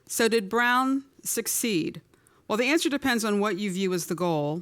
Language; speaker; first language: English; native; English